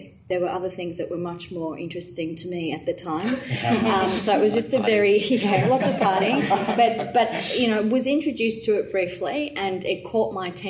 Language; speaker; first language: English; native; English